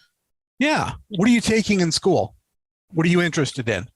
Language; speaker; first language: English; native; English